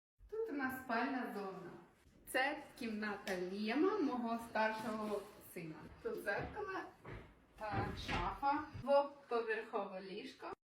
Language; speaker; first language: Ukrainian; non-native, learner; English